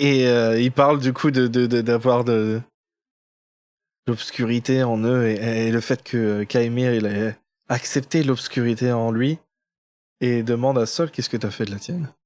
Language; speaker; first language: French; native; French